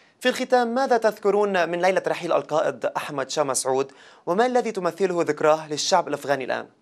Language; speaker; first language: Arabic; native; Arabic